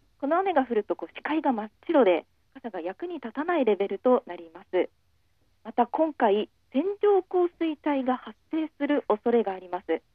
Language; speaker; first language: Japanese; native; Japanese